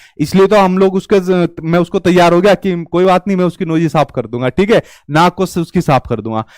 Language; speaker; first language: Hindi; native; Hindi